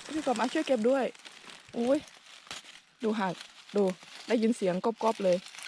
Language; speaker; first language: Thai; native; Thai